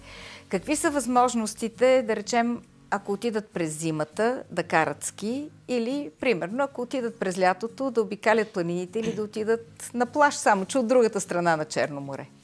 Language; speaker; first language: Bulgarian; native; Bulgarian